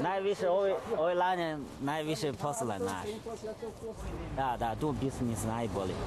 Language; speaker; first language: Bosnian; non-native, learner; Chinese